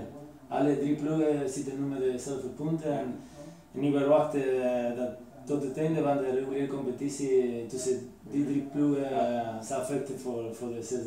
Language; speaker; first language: Dutch; non-native, fluent; Spanish